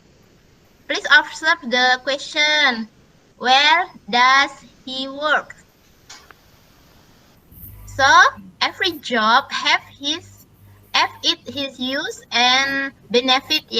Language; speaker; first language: English; non-native, learner; Indonesian